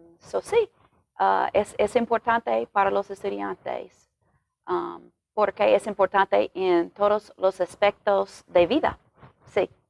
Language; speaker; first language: Spanish; non-native, learner; English